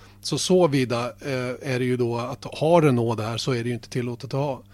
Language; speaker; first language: Swedish; native; Swedish